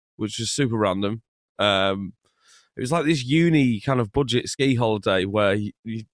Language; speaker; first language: English; native; English